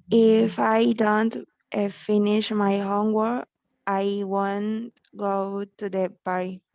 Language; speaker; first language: English; non-native, learner; Spanish